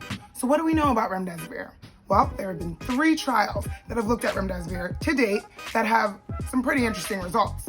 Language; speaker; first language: English; native; English